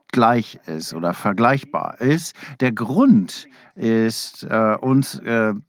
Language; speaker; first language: German; non-native, fluent; English